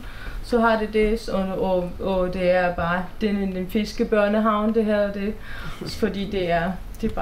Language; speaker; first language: Danish; non-native, fluent; German